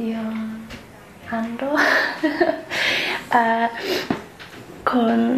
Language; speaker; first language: Spanish; non-native, learner; English